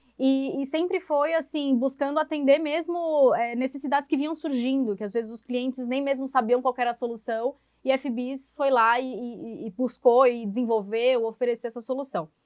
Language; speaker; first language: Portuguese; native; Portuguese